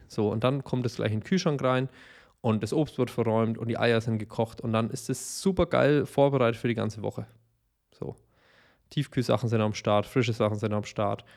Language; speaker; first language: German; native; German